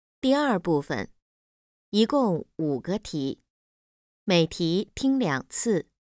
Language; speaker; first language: Chinese; native; Chinese